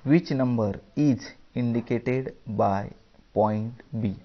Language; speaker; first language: English; non-native, local second language; Marathi